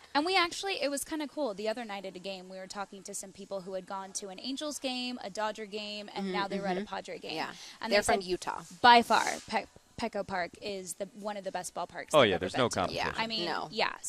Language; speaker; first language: English; native; English